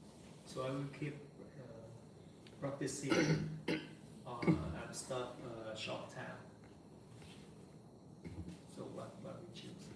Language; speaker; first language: English; non-native, learner; Vietnamese